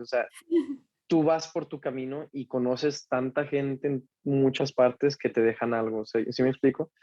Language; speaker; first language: Spanish; native; Spanish